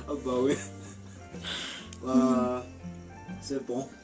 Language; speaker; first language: French; non-native, local second language; Malagasy